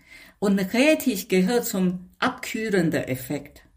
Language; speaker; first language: German; non-native, fluent; Chinese